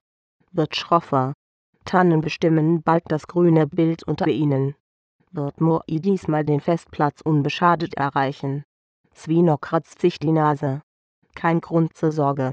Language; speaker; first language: German; native; German